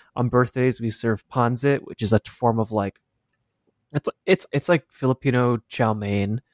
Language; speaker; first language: English; native; English